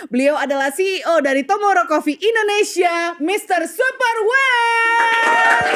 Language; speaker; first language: Indonesian; native; Indonesian